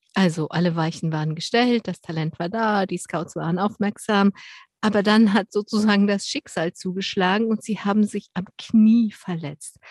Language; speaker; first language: German; native; German